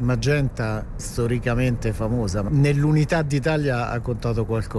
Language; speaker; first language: Italian; native; Italian